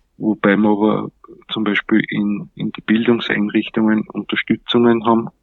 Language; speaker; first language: German; native; German